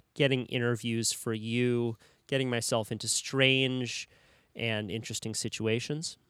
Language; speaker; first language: English; native; English